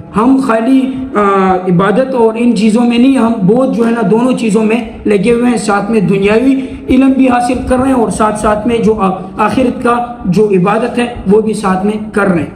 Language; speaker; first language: Urdu; non-native, local second language; Pashto